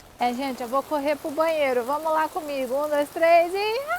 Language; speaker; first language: Portuguese; native; Portuguese